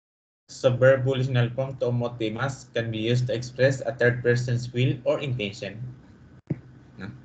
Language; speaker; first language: English; non-native, local second language; Filipino